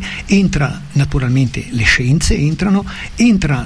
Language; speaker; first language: Italian; native; Italian